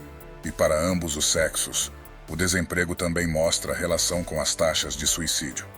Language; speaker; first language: Portuguese; native; Portuguese